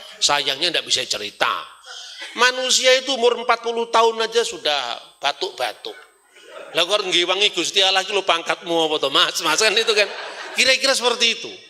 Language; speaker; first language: Indonesian; non-native, local second language; Javanese